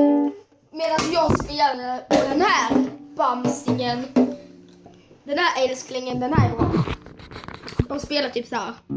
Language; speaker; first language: Swedish; native; Swedish